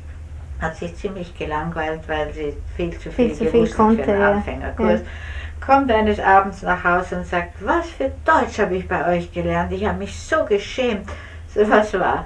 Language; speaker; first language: German; native; German